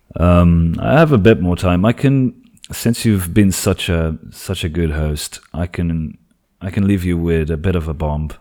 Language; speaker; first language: English; non-native, fluent; Portuguese